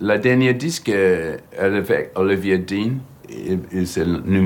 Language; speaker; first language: French; non-native, fluent; English